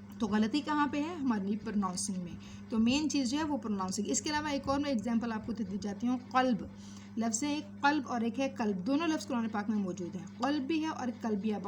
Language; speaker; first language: Urdu; native; Urdu